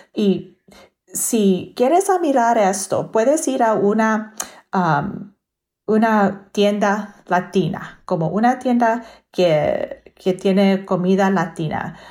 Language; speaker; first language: Spanish; early bilingual, heritage; Spanish